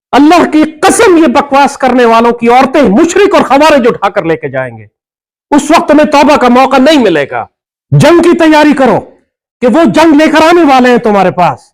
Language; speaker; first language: Urdu; native; Urdu